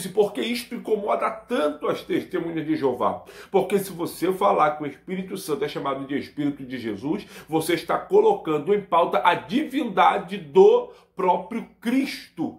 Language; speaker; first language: Portuguese; native; Portuguese